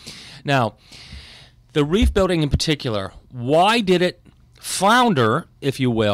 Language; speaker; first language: English; native; English